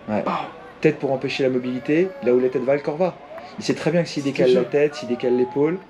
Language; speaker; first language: French; native; French